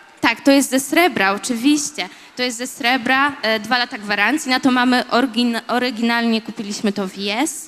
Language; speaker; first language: Polish; native; Polish